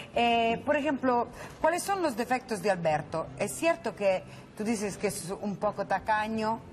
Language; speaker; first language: Spanish; non-native, fluent; Italian